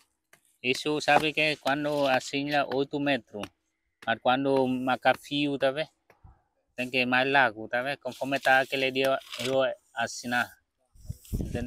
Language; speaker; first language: Portuguese; non-native, learner; Vietnamese